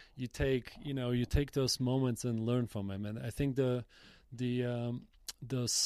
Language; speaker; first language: English; non-native, fluent; Polish